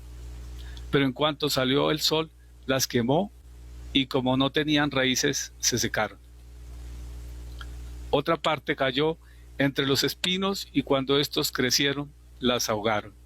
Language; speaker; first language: Spanish; native; Spanish